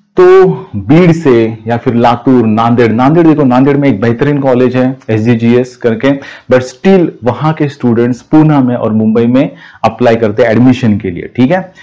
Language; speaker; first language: Hindi; non-native, local second language; Marathi